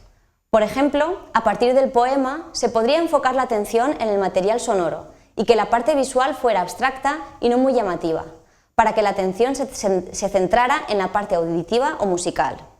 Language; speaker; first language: Spanish; native; Spanish